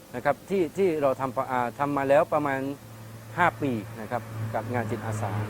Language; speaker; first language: Thai; native; Thai